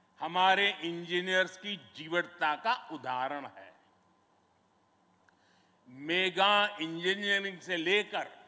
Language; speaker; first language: Hindi; non-native, local second language; Gujarati